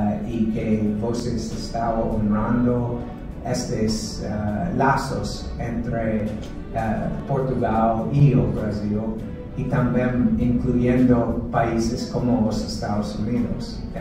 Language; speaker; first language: Portuguese; non-native, fluent; English